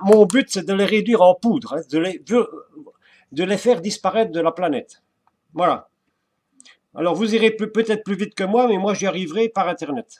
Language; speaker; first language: French; native; French